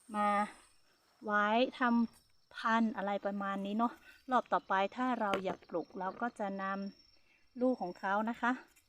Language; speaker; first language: Thai; non-native, local second language; Hmong